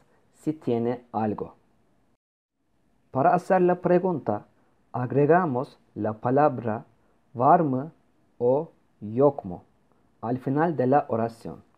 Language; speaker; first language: Spanish; non-native, learner; Turkish